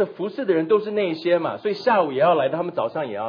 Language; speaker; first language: Chinese; native; Chinese